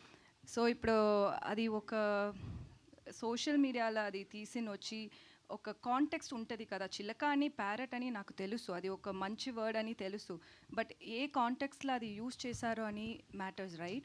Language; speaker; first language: Telugu; non-native, learner; Tamil